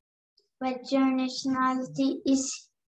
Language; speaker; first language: English; non-native, learner; Turkish